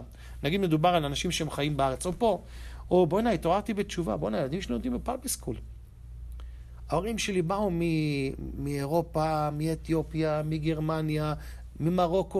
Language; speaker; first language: Hebrew; native; Hebrew